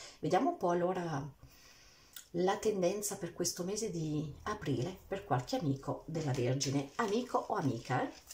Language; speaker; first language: Italian; early bilingual, heritage; Italian